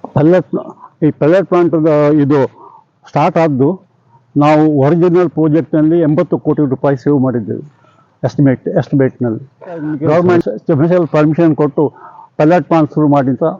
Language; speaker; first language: Kannada; native; Kannada